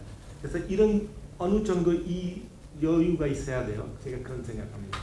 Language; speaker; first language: Korean; non-native, learner; Hindi